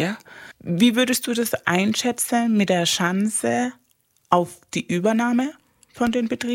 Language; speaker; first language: German; non-native, fluent; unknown